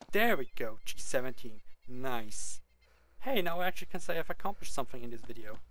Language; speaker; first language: English; non-native, fluent; Swiss German